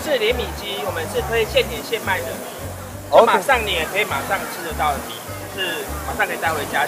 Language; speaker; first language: Chinese; native; Chinese